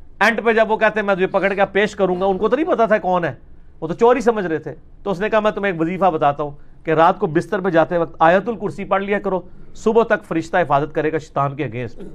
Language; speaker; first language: Urdu; non-native, local second language; Punjabi